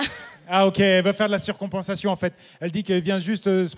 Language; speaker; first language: French; native; French